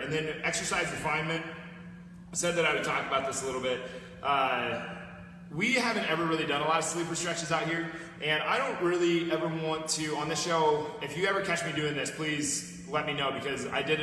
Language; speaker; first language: English; native; English